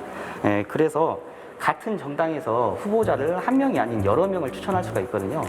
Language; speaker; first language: Korean; native; Korean